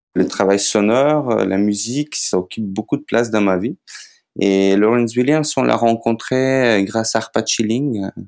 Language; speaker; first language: French; non-native, fluent; Macedonian